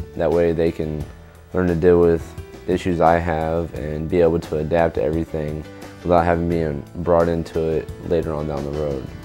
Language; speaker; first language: English; native; English